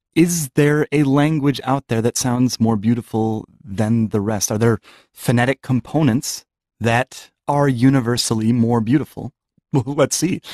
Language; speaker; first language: English; native; English